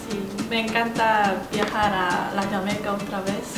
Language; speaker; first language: Spanish; non-native, fluent; Korean